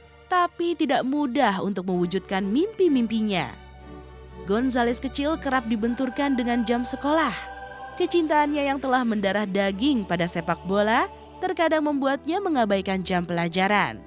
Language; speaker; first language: Indonesian; native; Indonesian